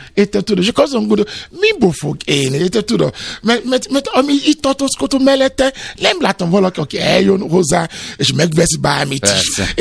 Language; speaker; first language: Hungarian; non-native, fluent; Yoruba